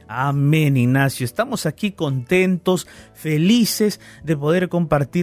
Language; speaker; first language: Spanish; native; Spanish